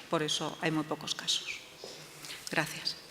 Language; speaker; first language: Spanish; native; Spanish